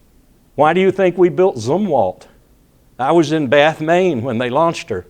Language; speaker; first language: English; native; English